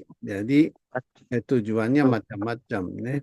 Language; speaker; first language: Indonesian; non-native, fluent; Japanese